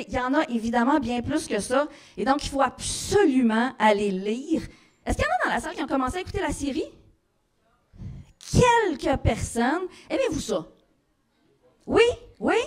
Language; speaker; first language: French; native; French